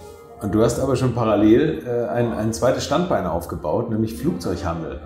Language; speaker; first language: German; native; German